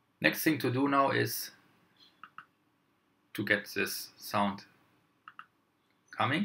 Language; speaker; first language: English; non-native, fluent; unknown